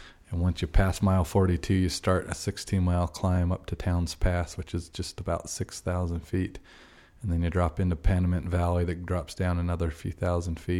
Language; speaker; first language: English; native; English